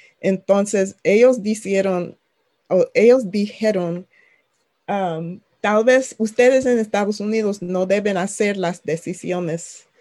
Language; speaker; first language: Spanish; non-native, fluent; English